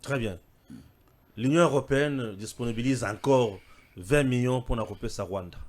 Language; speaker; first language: French; non-native, local second language; Lingala